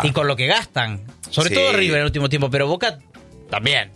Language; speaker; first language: Spanish; native; Spanish